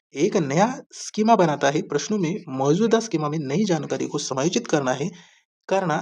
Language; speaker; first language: Hindi; non-native, local second language; Marathi